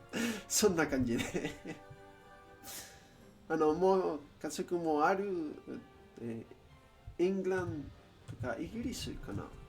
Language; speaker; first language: Japanese; non-native, learner; Spanish